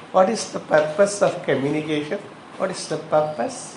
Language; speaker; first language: English; non-native, local second language; Tamil